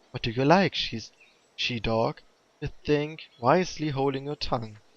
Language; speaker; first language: English; non-native, fluent; German